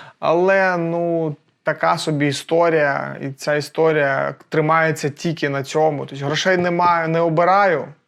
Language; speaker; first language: Ukrainian; non-native, local second language; Russian